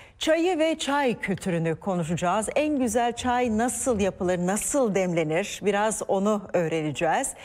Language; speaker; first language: Turkish; native; Turkish